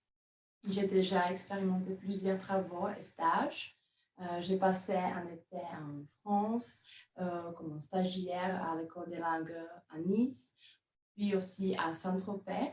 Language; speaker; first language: French; non-native, fluent; Czech